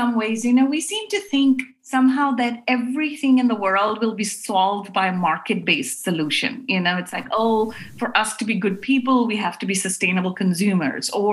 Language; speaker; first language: English; non-native, local second language; Urdu